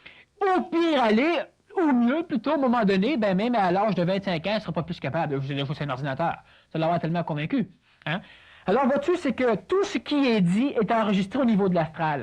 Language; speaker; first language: French; native; French